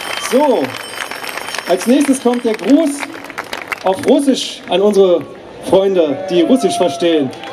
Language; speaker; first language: German; native; German